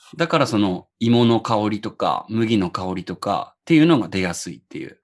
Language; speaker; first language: Japanese; native; Japanese